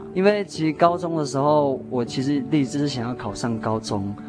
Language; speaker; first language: Chinese; native; Chinese